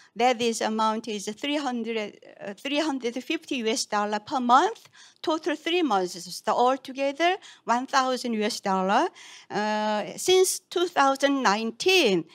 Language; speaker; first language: English; non-native, fluent; Korean